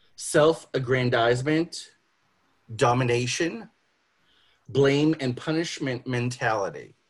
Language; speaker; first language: English; native; English